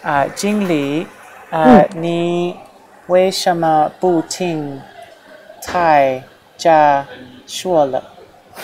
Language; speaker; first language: Chinese; non-native, learner; English